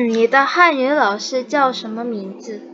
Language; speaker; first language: Chinese; non-native, fluent; Indonesian